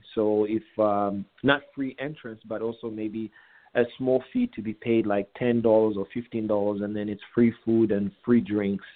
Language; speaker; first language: English; non-native, local second language; Bemba